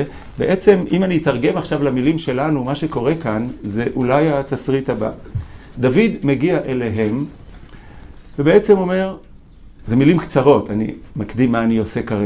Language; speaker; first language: Hebrew; native; Hebrew